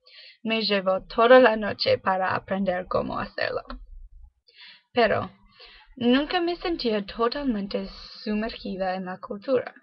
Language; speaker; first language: Spanish; non-native, learner; English